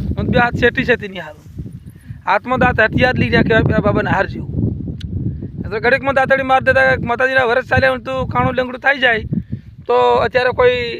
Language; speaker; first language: Gujarati; non-native, local second language; Bhili